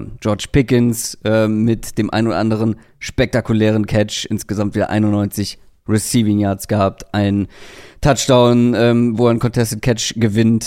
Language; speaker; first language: German; native; German